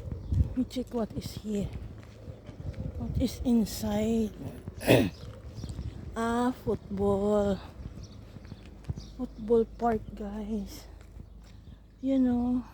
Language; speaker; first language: English; non-native, local second language; Filipino